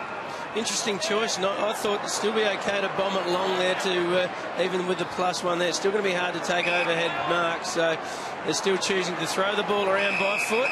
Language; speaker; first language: English; native; English